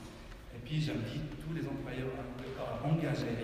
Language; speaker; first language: French; non-native, fluent; Arabic